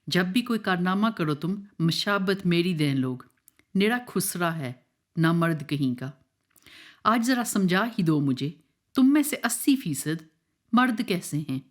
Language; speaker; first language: Urdu; non-native, local second language; Punjabi